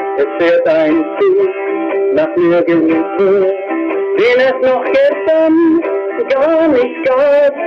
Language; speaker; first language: German; early bilingual, other home language; Italian